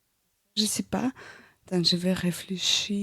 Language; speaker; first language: French; non-native, learner; Russian